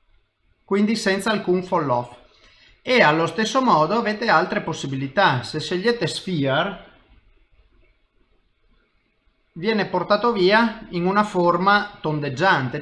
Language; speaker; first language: Italian; native; Italian